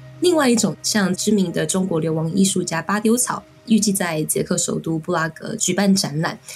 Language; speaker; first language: Chinese; native; Chinese